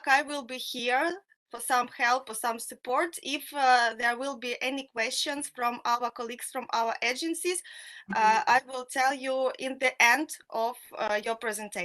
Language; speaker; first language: English; non-native, fluent; Russian